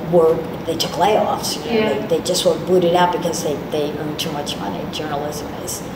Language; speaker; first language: English; native; English